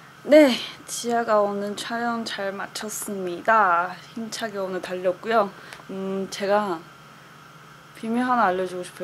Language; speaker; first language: Korean; non-native, fluent; Chinese